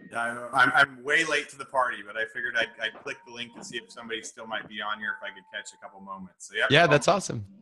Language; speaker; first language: English; native; English